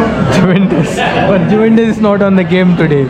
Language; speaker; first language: English; non-native, local second language; Telugu